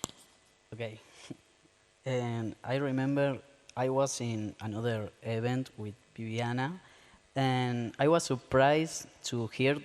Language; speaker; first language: English; non-native, learner; Spanish